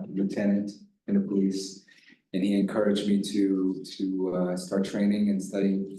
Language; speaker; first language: English; non-native, fluent; Portuguese